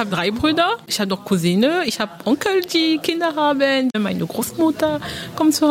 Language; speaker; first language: German; non-native, learner; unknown